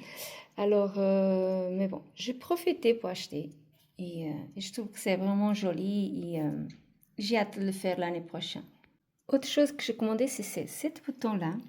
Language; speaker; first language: French; non-native, fluent; Portuguese